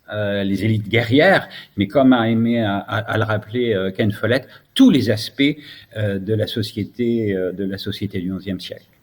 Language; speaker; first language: French; native; French